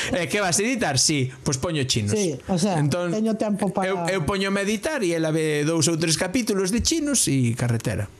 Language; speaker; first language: Galician; non-native, local second language; Spanish